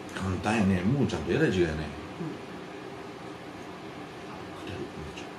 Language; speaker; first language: Japanese; native; Japanese